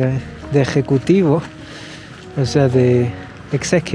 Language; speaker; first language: Spanish; non-native, fluent; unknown